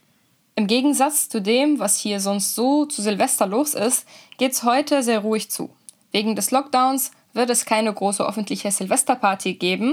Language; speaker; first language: German; native; German